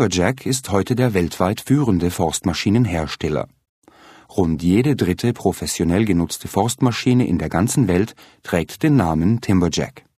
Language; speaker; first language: German; native; German